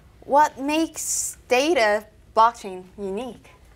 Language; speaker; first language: English; non-native, fluent; Korean